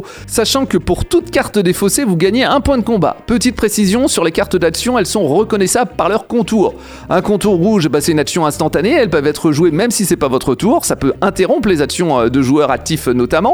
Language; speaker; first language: French; native; French